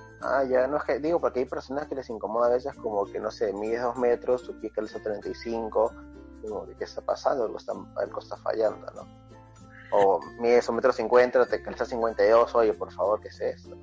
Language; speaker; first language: Spanish; native; Spanish